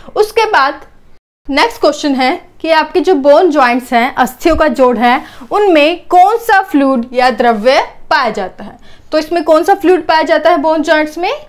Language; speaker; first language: Hindi; native; Hindi